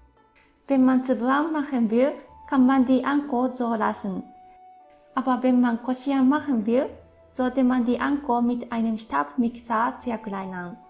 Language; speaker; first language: German; non-native, fluent; Japanese